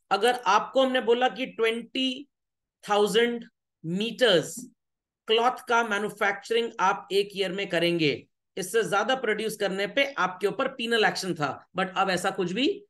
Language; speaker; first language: Hindi; native; Hindi